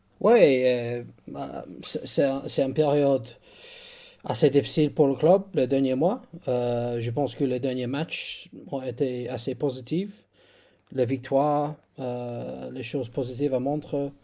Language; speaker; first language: French; non-native, learner; English